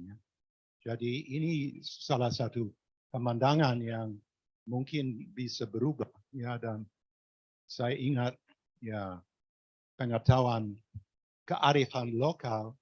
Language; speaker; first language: Indonesian; non-native, fluent; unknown